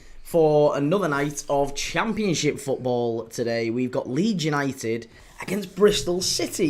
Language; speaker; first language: English; native; English